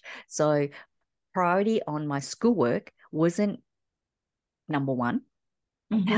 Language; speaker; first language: English; early bilingual, other home language; Vietnamese